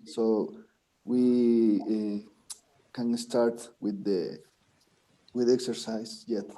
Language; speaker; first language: English; non-native, learner; Spanish